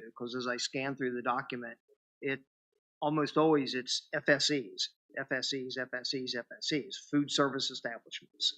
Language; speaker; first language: English; native; English